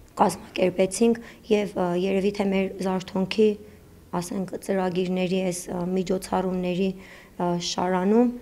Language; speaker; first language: Armenian; early bilingual, heritage; Armenian